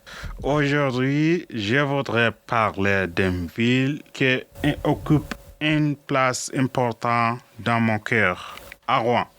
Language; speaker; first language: French; non-native, learner; Arabic